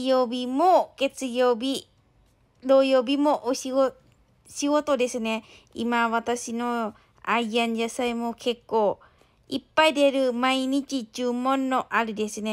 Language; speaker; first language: Japanese; non-native, learner; Thai